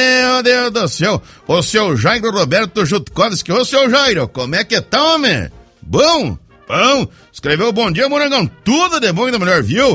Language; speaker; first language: Portuguese; native; Portuguese